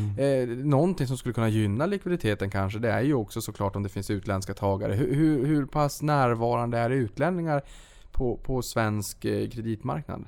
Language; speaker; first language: Swedish; native; Swedish